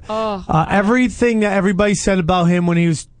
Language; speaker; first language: English; native; English